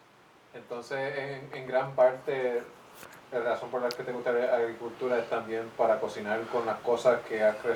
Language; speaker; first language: Spanish; early bilingual, heritage; English